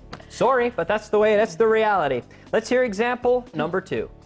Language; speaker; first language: English; native; English